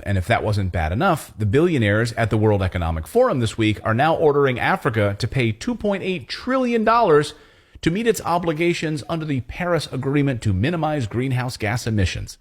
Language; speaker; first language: English; native; English